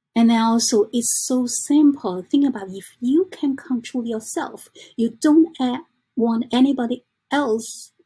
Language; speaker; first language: English; non-native, learner; Chinese